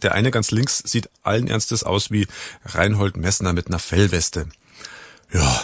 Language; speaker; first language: German; native; German